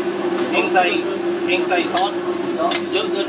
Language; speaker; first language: Chinese; non-native, learner; Thai